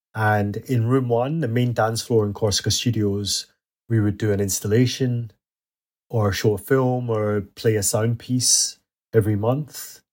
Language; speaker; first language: English; native; English